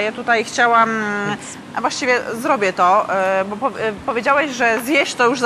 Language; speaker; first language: Polish; native; Polish